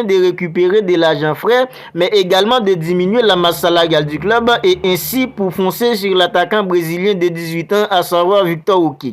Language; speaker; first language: French; native; French